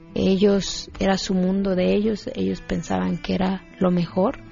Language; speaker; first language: Spanish; non-native, local second language; Zapotec